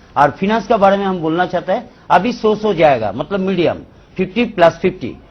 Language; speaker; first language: Hindi; non-native, local second language; Bangla